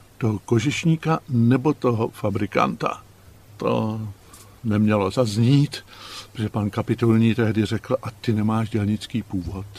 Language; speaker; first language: Czech; native; Czech